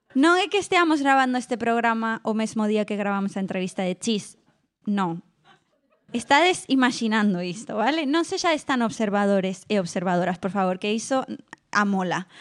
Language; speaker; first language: Galician; non-native, local second language; Spanish